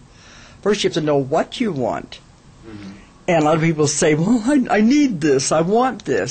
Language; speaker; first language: English; native; English